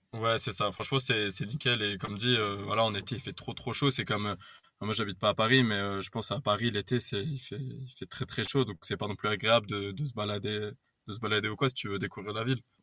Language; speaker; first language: French; native; French